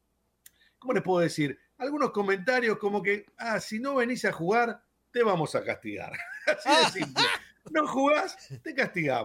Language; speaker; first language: Spanish; native; Spanish